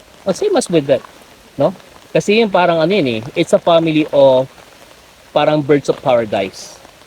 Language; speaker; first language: English; non-native, local second language; Filipino